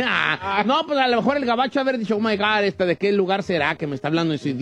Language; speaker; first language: Spanish; native; Spanish